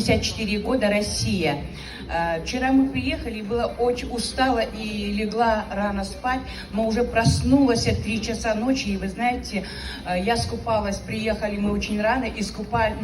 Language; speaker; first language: Russian; native; Russian